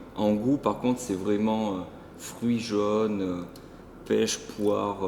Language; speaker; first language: French; native; French